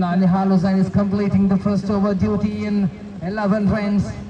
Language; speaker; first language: English; non-native, local second language; Malayalam